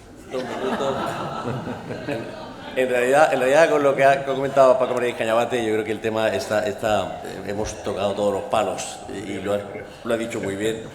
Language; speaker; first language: Spanish; native; Spanish